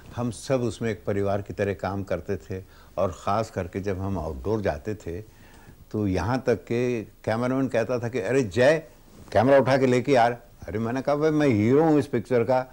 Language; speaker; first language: Hindi; non-native, local second language; Telugu